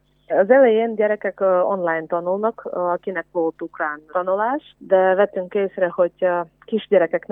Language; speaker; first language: Hungarian; non-native, fluent; Ukrainian